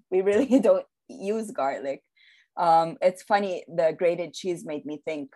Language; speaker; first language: English; early bilingual, heritage; Italian